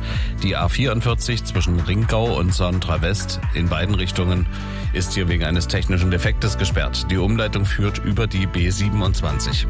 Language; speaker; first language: German; native; German